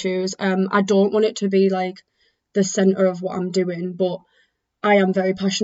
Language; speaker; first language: English; native; English